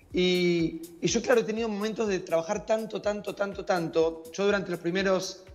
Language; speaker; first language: Spanish; native; Spanish